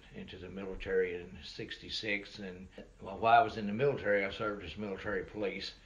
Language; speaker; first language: English; native; English